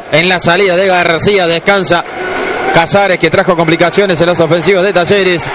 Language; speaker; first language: Spanish; native; Spanish